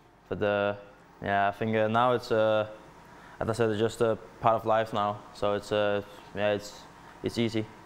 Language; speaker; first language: English; non-native, fluent; Danish